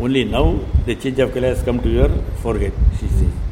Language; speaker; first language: English; non-native, local second language; Tamil